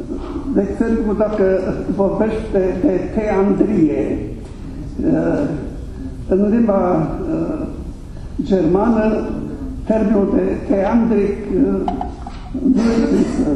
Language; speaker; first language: Romanian; non-native, fluent; German